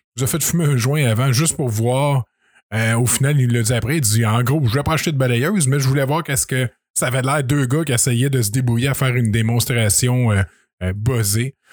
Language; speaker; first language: French; native; French